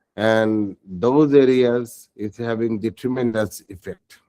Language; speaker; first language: English; non-native, local second language; Bangla